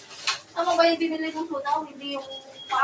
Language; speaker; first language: Filipino; native; Filipino